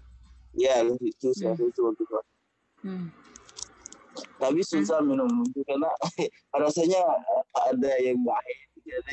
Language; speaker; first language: Indonesian; non-native, fluent; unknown